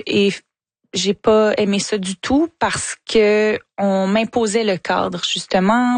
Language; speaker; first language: French; native; French